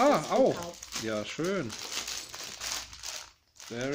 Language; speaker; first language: German; native; German